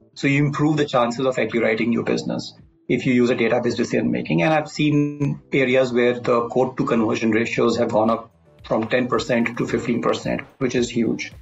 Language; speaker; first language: English; non-native, local second language; Hindi